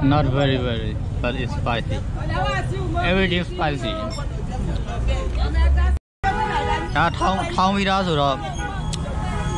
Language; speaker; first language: English; non-native, learner; Burmese